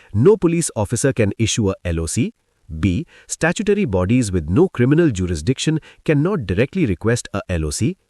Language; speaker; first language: English; non-native, local second language; Hindi